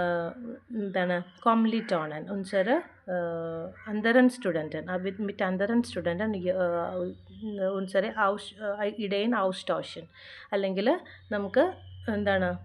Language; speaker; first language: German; non-native, fluent; Malayalam